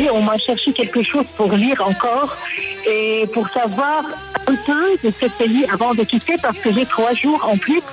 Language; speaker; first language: French; non-native, local second language; Arabic